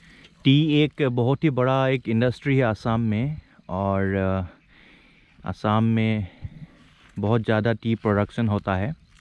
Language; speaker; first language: Hindi; non-native, local second language; Assamese